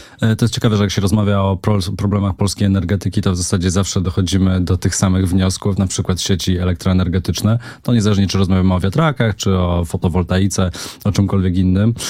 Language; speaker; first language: Polish; native; Polish